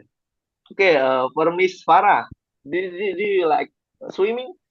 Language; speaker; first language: English; non-native, learner; Indonesian